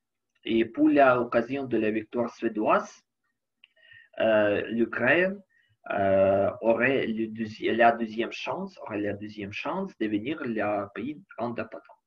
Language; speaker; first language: French; non-native, learner; Ukrainian